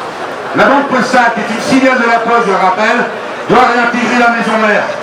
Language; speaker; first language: French; native; French